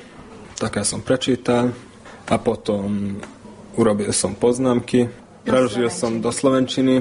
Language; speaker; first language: Slovak; non-native, learner; Hungarian